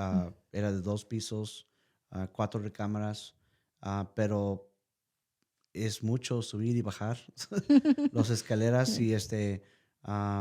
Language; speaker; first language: Spanish; early bilingual, heritage; Spanish